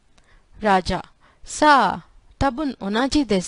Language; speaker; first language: Japanese; non-native, fluent; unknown